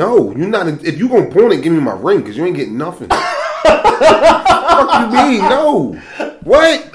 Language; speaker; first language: English; native; English